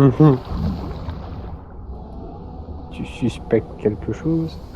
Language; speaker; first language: French; native; French